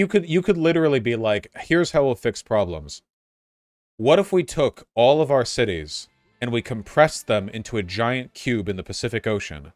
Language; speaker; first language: English; native; English